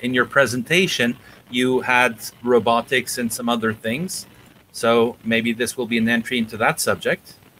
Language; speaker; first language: English; non-native, fluent; Turkish